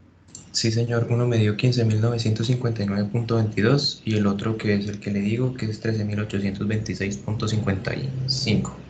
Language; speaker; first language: Spanish; native; Spanish